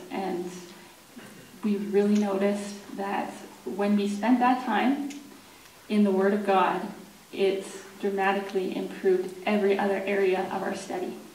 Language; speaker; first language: English; native; English